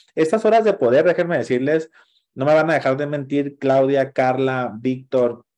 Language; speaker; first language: Spanish; native; Spanish